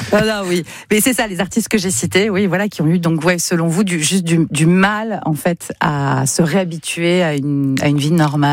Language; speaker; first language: French; native; French